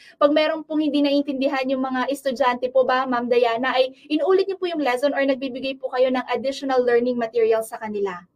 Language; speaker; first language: Filipino; non-native, local second language; Pampanga